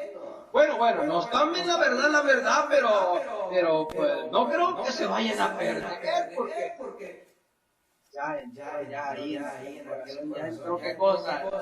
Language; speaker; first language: Spanish; native; Spanish